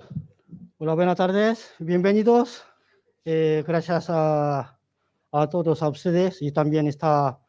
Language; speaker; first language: Spanish; non-native, learner; Korean